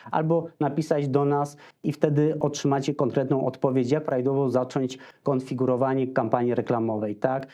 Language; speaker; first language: Polish; non-native, fluent; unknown